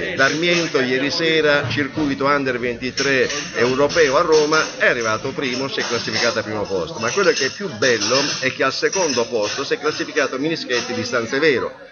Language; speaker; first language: Italian; native; Italian